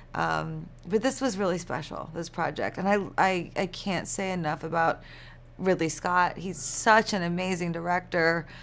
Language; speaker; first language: English; native; English